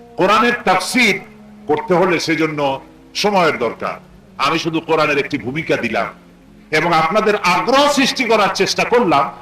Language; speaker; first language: Bangla; native; Bangla